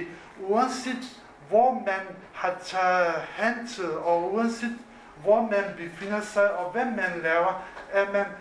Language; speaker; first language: Danish; non-native, fluent; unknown